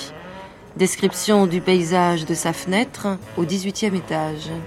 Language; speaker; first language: French; native; French